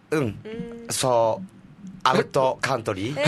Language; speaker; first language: Japanese; native; Japanese